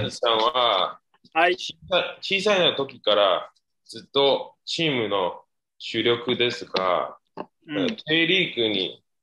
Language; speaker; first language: Japanese; non-native, learner; Chinese